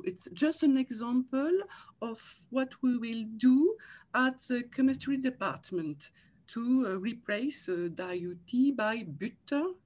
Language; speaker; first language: English; non-native, learner; French